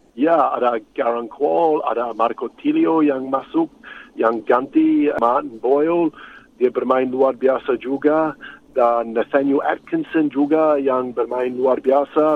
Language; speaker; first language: Indonesian; non-native, fluent; English